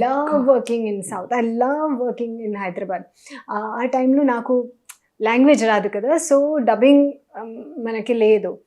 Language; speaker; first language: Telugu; non-native, learner; Hindi